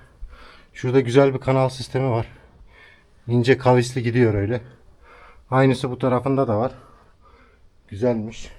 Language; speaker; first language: Turkish; native; Turkish